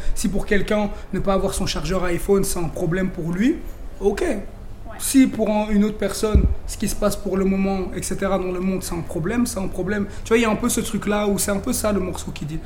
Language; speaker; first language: French; native; French